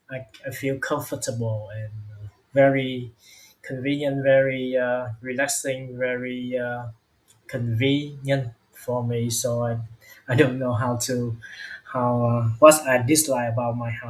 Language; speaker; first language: English; non-native, learner; Vietnamese